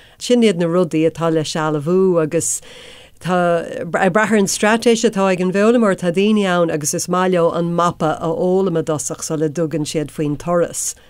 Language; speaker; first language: Irish; non-native, local second language; English